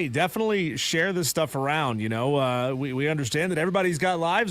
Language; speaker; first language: English; native; English